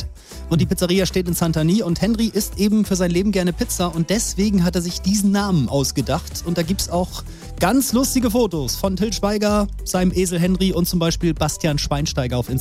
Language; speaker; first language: German; native; German